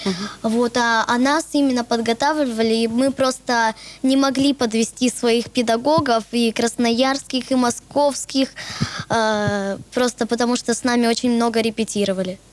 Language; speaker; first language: Russian; native; Russian